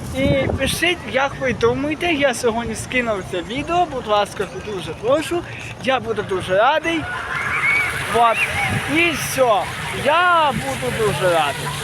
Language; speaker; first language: Ukrainian; native; Ukrainian